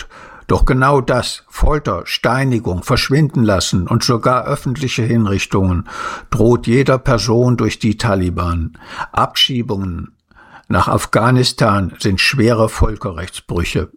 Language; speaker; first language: German; native; German